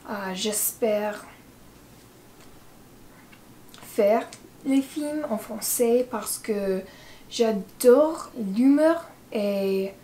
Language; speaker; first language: French; non-native, learner; English